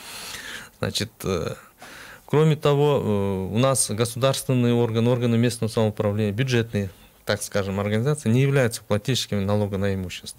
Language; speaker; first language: Russian; non-native, local second language; Kyrgyz